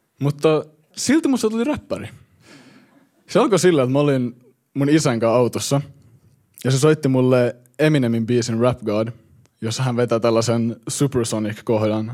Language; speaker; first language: Finnish; early bilingual, heritage; Finnish